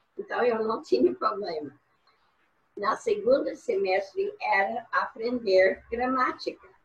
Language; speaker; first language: Portuguese; non-native, fluent; English